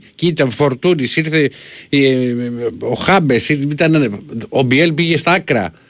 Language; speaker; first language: Greek; native; Greek